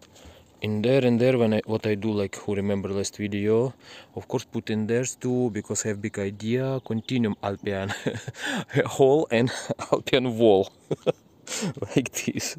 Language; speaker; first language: English; non-native, learner; Russian